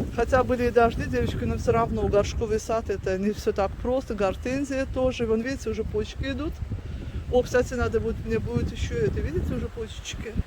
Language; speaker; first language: Russian; native; Russian